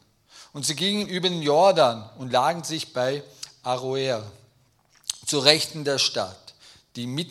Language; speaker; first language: German; native; German